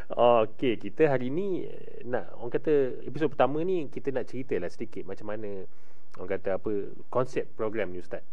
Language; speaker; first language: Malay; native; Malay